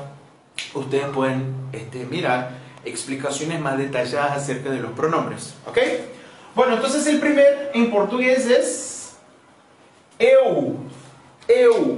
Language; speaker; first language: Spanish; non-native, fluent; Portuguese